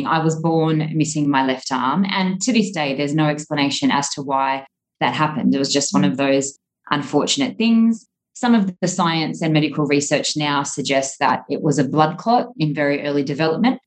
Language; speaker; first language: English; native; English